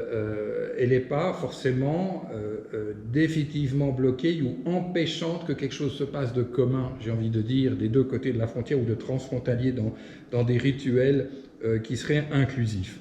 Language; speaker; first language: French; native; French